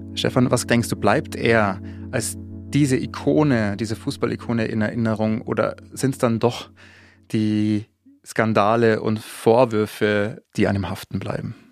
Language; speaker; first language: German; native; German